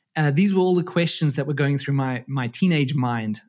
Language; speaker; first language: English; native; English